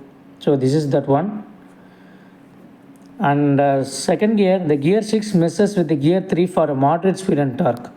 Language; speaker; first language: English; non-native, local second language; Tamil